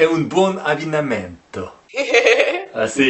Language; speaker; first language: Italian; non-native, learner; Korean